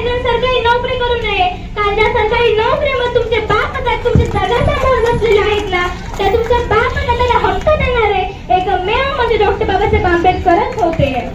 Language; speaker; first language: Marathi; native; Marathi